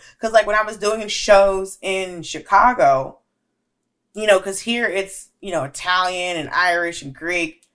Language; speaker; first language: English; native; English